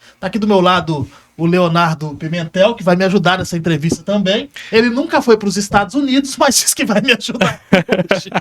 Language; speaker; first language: Portuguese; native; Portuguese